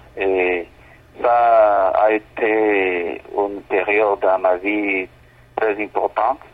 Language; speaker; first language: French; non-native, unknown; Spanish